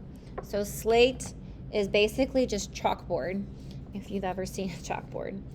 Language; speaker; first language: English; native; English